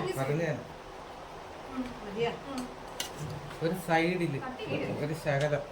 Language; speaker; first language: Malayalam; native; Malayalam